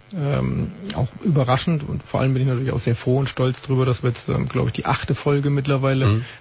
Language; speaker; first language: German; native; German